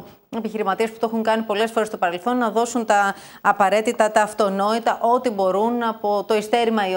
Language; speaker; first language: Greek; native; Greek